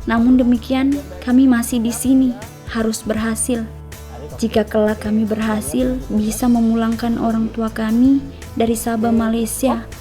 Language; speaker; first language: Indonesian; early bilingual, heritage; Indonesian